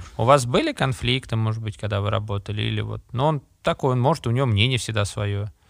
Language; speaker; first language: Russian; native; Russian